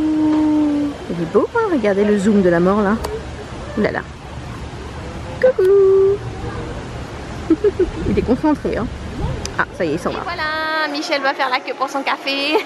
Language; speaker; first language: French; native; French